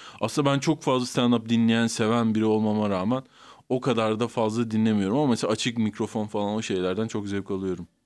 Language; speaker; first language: Turkish; native; Turkish